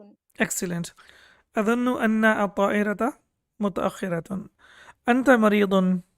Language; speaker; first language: Arabic; non-native, fluent; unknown